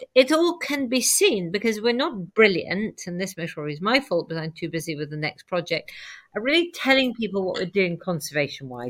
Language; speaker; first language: English; native; English